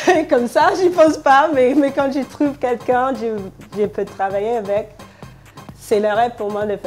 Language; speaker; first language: French; non-native, fluent; English